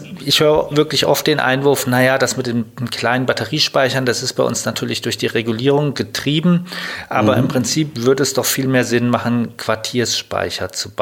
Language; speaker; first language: German; native; German